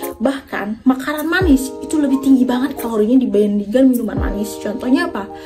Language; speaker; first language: Indonesian; native; Indonesian